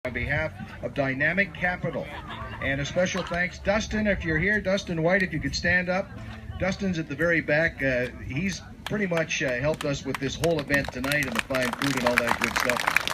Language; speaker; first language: English; native; English